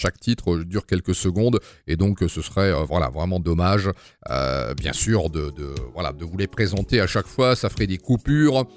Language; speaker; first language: French; native; French